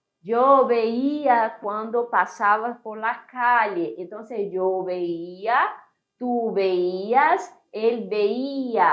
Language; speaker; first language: Spanish; non-native, fluent; Portuguese